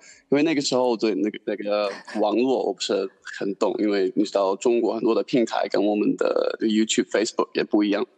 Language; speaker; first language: Chinese; non-native, fluent; English